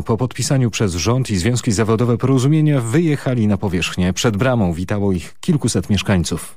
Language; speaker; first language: Polish; native; Polish